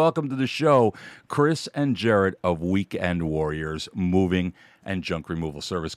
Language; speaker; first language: English; native; English